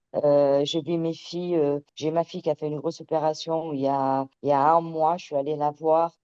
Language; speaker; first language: French; early bilingual, other home language; Portuguese